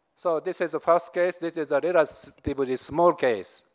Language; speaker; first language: English; non-native, learner; Japanese